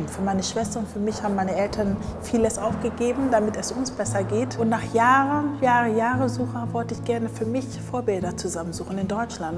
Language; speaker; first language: German; early bilingual, other home language; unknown